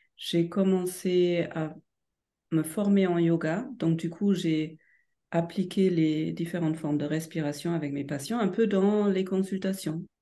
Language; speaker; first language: French; non-native, fluent; German